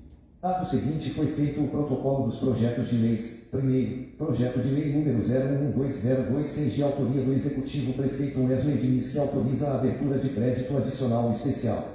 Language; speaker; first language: Portuguese; native; Portuguese